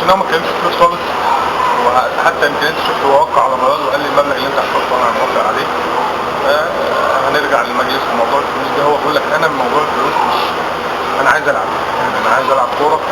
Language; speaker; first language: Arabic; native; Arabic